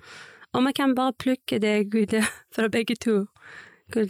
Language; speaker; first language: Norwegian; non-native, learner; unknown